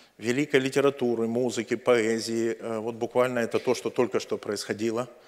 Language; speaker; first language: Russian; native; Russian